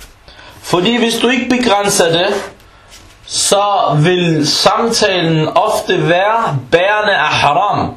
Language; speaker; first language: Danish; early bilingual, other home language; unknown